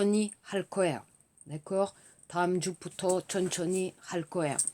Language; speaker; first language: Korean; non-native, learner; French